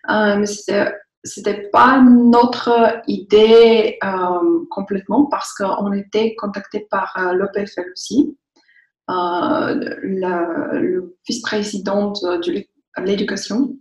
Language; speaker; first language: French; non-native, fluent; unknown